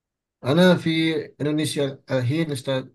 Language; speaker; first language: Arabic; non-native, learner; Indonesian